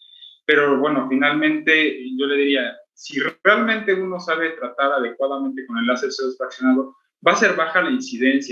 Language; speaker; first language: Spanish; native; Spanish